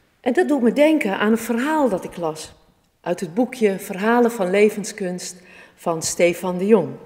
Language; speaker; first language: Dutch; native; Dutch